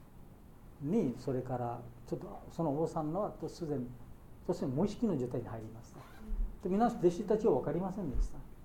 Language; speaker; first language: Japanese; non-native, learner; Bangla